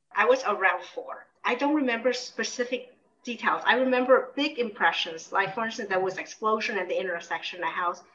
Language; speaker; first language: English; early bilingual, other home language; Vietnamese